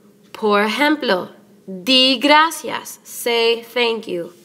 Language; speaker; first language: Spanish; non-native, fluent; English